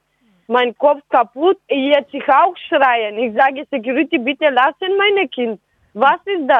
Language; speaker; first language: German; non-native, learner; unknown